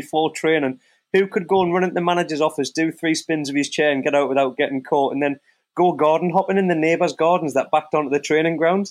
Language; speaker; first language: English; native; English